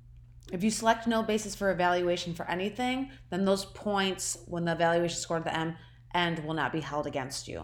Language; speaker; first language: English; native; English